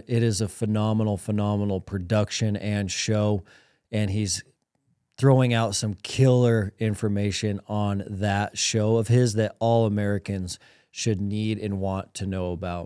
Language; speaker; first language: English; native; English